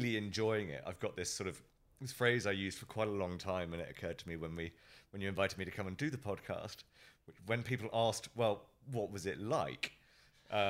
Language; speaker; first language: English; native; English